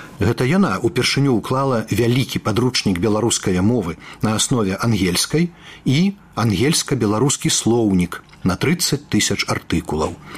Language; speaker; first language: Belarusian; native; Belarusian